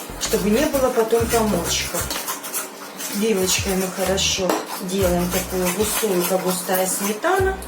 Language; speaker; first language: Russian; non-native, local second language; Ukrainian